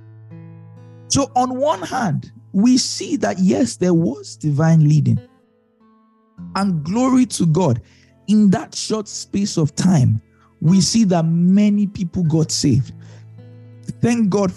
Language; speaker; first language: English; native; English